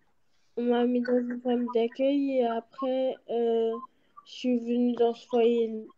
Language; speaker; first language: French; early bilingual, other home language; Portuguese